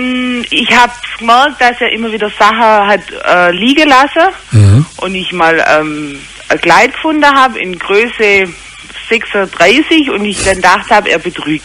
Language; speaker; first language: German; native; German